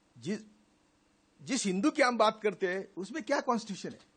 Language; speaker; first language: Hindi; non-native, local second language; Marathi